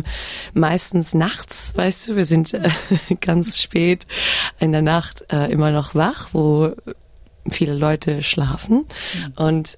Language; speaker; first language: German; early bilingual, heritage; German